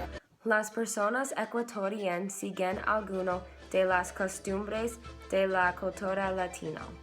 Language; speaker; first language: Spanish; non-native, learner; English